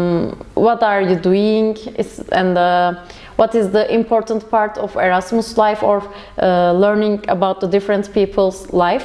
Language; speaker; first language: English; non-native, learner; Turkish